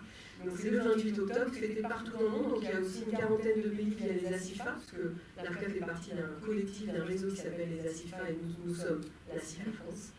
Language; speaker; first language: French; native; French